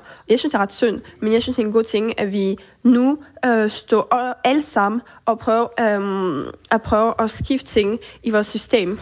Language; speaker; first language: Danish; early bilingual, heritage; French